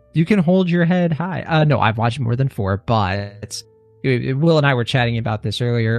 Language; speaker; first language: English; native; English